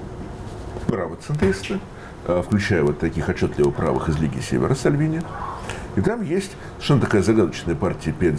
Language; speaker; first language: Russian; native; Russian